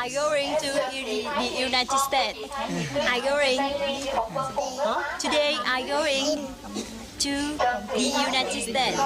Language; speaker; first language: English; non-native, learner; Vietnamese